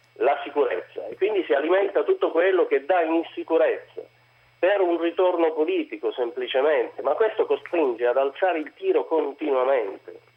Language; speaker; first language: Italian; native; Italian